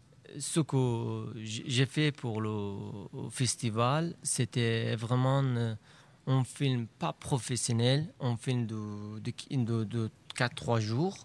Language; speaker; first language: French; non-native, learner; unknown